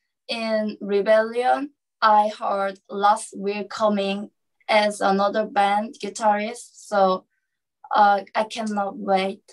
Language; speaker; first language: English; non-native, learner; Korean